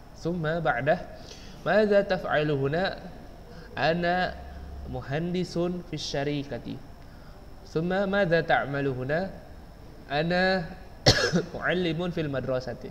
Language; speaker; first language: Arabic; non-native, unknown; Indonesian